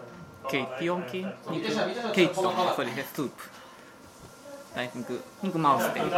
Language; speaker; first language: Finnish; non-native, learner; Japanese